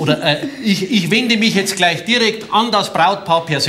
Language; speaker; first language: German; native; German